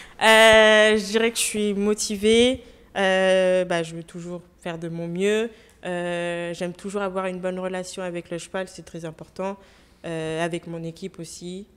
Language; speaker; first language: French; early bilingual, other home language; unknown